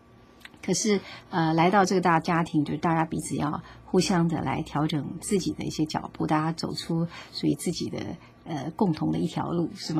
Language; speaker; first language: Chinese; native; Chinese